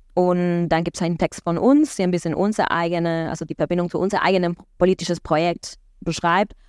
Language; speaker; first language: German; non-native, fluent; Spanish